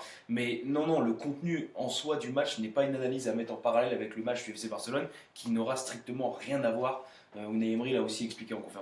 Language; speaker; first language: French; native; French